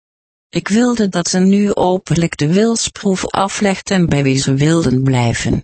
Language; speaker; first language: Dutch; native; Dutch